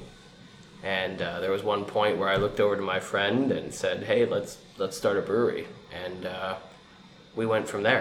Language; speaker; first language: English; native; English